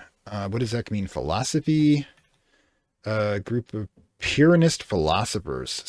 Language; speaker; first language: English; native; English